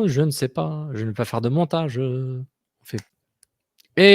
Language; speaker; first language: French; native; French